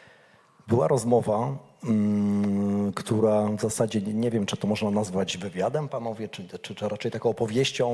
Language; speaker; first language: Polish; native; Polish